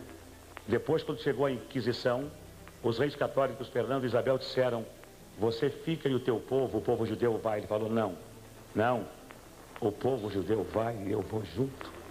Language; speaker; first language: Portuguese; native; Portuguese